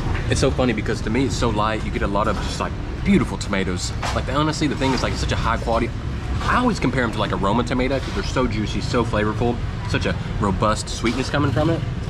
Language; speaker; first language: English; native; English